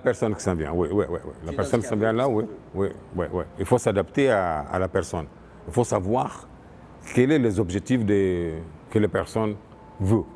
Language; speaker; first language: French; non-native, fluent; Portuguese